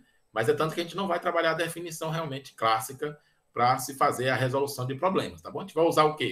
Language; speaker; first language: Portuguese; native; Portuguese